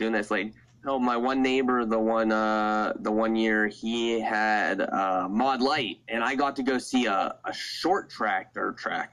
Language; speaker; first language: English; native; English